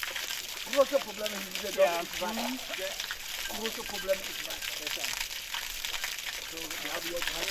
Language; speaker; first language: German; non-native, learner; Ewe